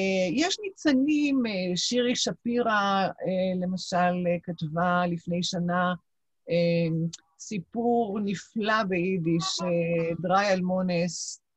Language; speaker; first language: Hebrew; non-native, local second language; Yiddish